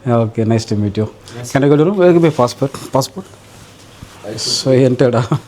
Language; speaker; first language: English; non-native, local second language; Tamil